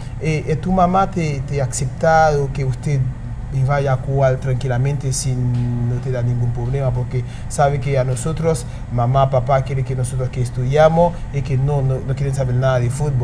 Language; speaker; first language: Spanish; non-native, fluent; Haitian Creole